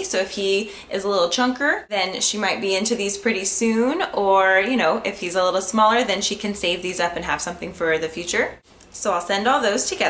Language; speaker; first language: English; native; English